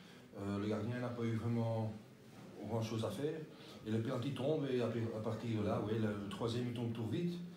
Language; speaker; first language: French; non-native, local second language; Dutch